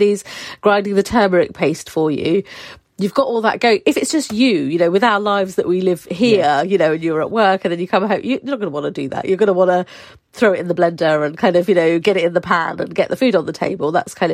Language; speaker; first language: English; native; English